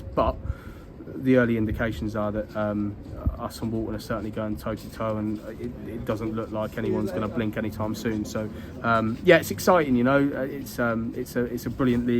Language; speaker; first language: English; native; English